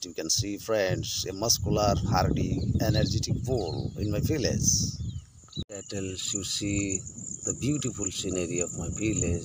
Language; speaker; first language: English; non-native, learner; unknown